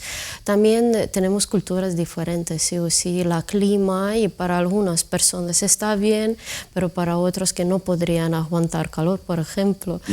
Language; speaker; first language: Spanish; non-native, fluent; Ukrainian